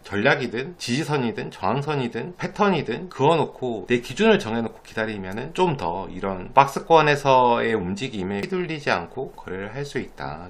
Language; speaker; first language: Korean; native; Korean